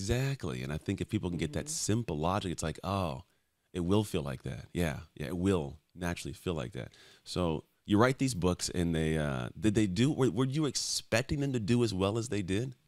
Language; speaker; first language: English; native; English